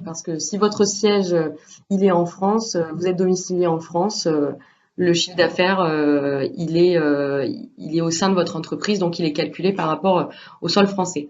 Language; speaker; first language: French; native; French